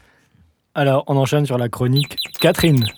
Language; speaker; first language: French; native; French